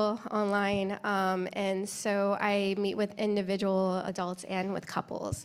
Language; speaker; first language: English; native; English